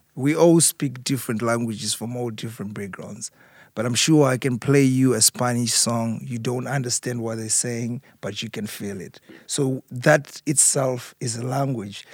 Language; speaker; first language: English; non-native, local second language; Shona